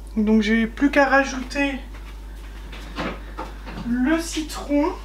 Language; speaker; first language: French; native; French